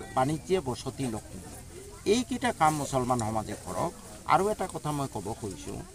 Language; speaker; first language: Assamese; non-native, local second language; Bangla